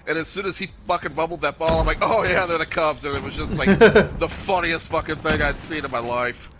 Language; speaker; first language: English; native; English